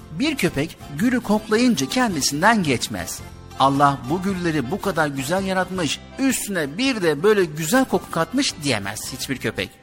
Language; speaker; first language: Turkish; native; Turkish